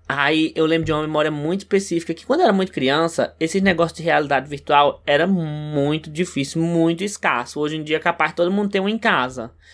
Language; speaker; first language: Portuguese; native; Portuguese